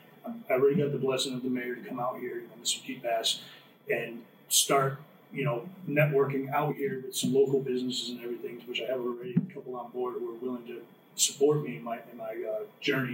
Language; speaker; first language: English; native; English